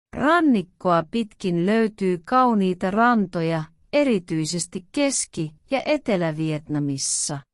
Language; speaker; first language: Finnish; non-native, learner; Vietnamese